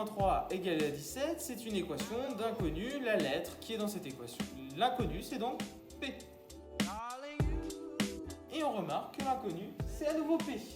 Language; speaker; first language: French; native; French